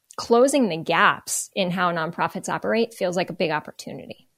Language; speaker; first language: English; native; English